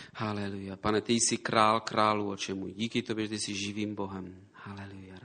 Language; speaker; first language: Czech; native; Czech